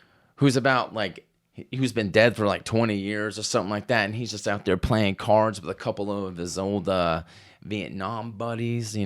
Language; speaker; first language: English; native; English